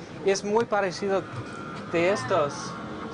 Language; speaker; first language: Spanish; non-native, learner; English